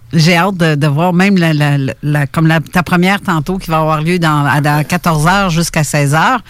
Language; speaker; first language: French; native; French